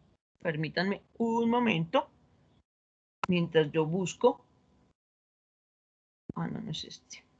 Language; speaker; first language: Spanish; native; Spanish